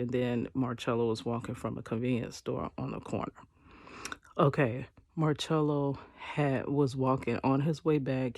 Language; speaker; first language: English; native; English